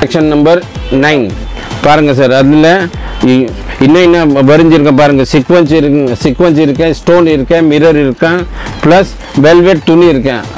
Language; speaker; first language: Tamil; non-native, local second language; Hindi